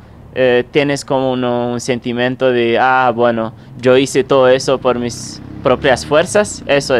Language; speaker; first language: Spanish; non-native, fluent; Romanian